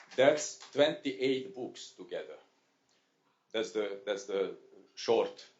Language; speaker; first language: English; non-native, fluent; Hungarian